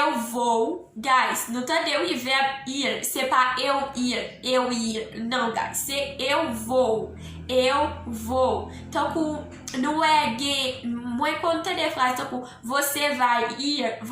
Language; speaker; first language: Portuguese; non-native, learner; Haitian Creole